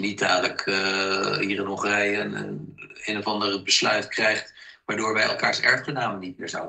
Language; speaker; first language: Dutch; native; Dutch